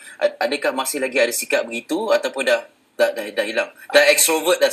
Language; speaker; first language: Malay; native; Malay